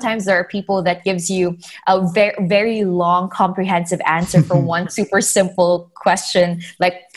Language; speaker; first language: English; non-native, local second language; Filipino